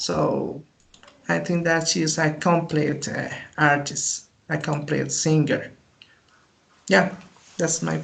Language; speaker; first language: English; non-native, learner; Spanish